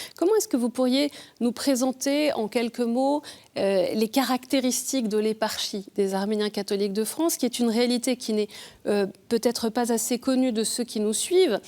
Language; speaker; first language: French; native; French